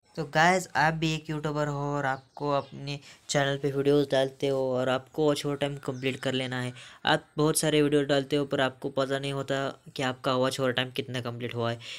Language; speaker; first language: Hindi; non-native, local second language; Marathi